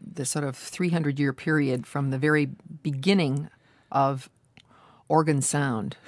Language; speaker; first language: English; native; English